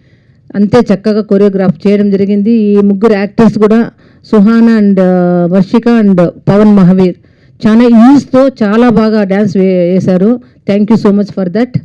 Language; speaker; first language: Telugu; native; Telugu